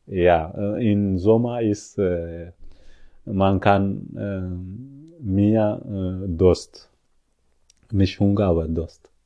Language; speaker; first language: German; non-native, learner; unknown